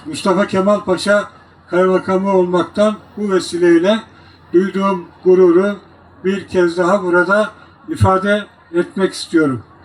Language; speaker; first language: Turkish; native; Turkish